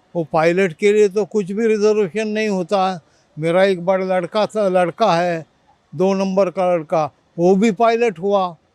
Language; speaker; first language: Hindi; non-native, local second language; Marathi